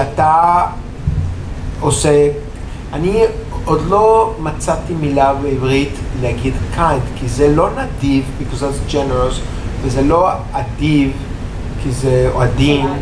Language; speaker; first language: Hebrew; non-native, learner; English